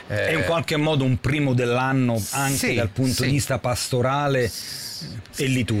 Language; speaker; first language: Italian; native; Italian